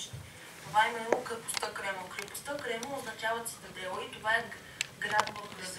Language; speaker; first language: Bulgarian; native; Bulgarian